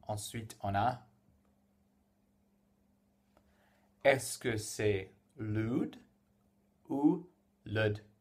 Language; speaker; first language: French; non-native, fluent; English